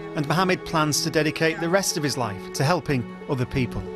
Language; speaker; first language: English; early bilingual, other home language; Arabic